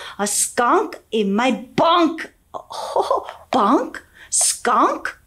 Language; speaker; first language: English; non-native, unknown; Korean